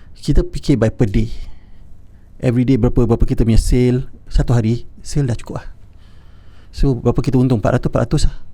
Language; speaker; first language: Malay; native; Malay